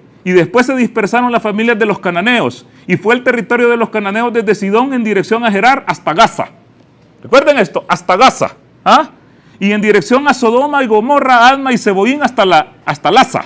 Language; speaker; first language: Spanish; native; Spanish